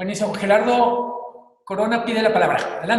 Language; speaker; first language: Spanish; native; Spanish